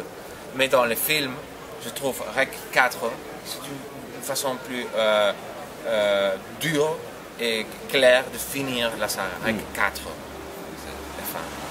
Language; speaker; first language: French; non-native, fluent; Spanish